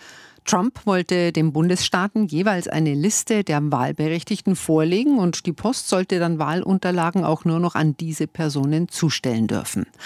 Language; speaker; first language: German; native; German